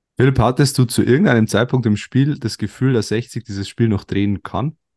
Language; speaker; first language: German; native; German